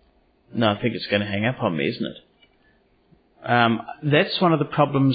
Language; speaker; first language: English; native; English